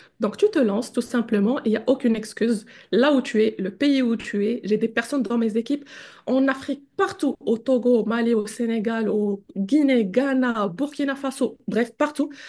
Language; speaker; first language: French; non-native, local second language; Arabic